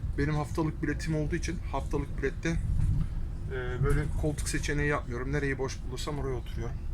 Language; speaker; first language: Turkish; early bilingual, heritage; Turkish